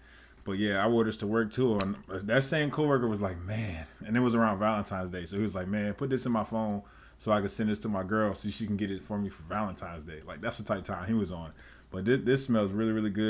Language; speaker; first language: English; native; English